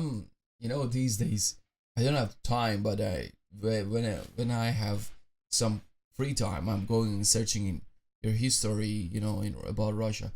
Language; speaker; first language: English; non-native, fluent; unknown